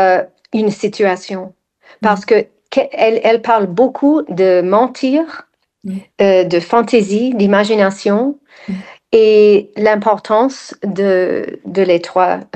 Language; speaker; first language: French; non-native, fluent; English